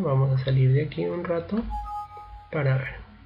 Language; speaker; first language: Spanish; native; Spanish